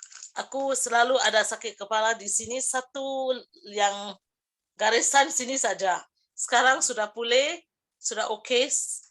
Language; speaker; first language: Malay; non-native, local second language; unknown